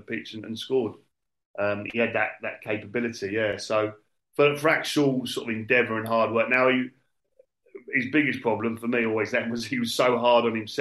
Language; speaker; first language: English; native; English